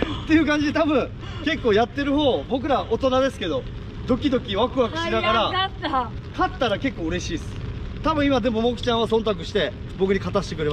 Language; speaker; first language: Japanese; native; Japanese